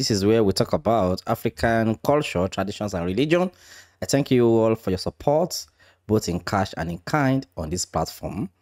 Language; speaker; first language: English; non-native, local second language; Yoruba